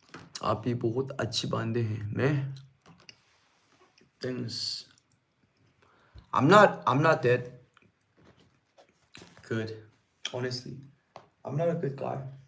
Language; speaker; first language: Hindi; non-native, learner; Korean